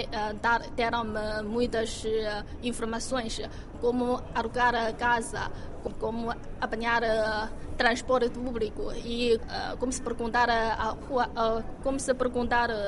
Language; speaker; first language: Portuguese; non-native, fluent; Chinese